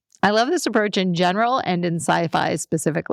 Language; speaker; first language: English; native; English